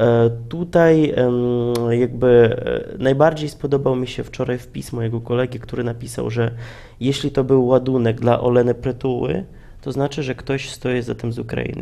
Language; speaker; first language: Polish; non-native, fluent; Ukrainian